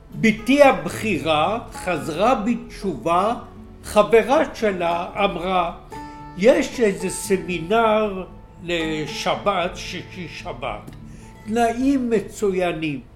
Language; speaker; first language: Hebrew; native; Hebrew